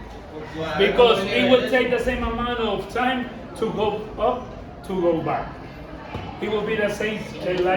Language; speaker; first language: English; non-native, fluent; Spanish